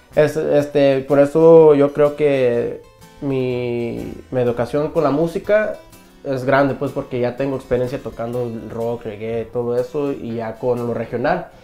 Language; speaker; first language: Spanish; early bilingual, heritage; Spanish